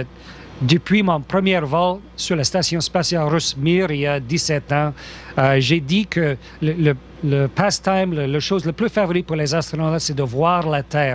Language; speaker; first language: French; non-native, local second language; English